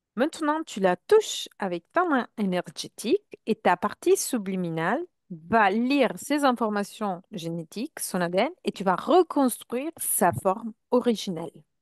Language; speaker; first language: French; non-native, fluent; Italian